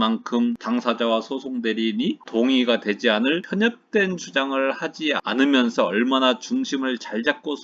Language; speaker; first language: Korean; native; Korean